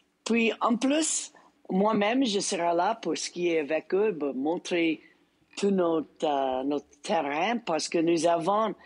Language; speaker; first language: French; non-native, local second language; English